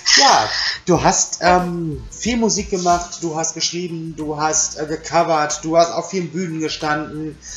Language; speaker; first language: German; native; German